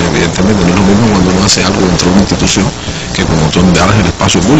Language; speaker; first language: Spanish; native; Spanish